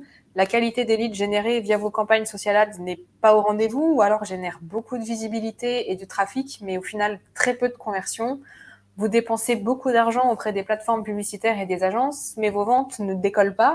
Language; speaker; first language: French; native; French